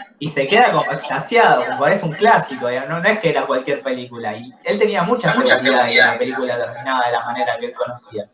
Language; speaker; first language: Spanish; native; Spanish